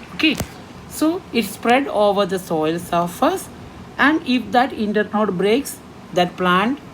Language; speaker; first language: English; non-native, local second language; Malayalam